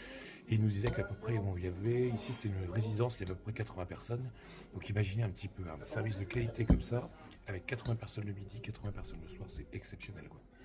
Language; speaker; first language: French; native; French